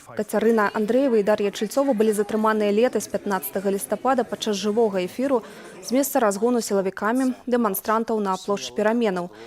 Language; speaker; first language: Belarusian; native; Belarusian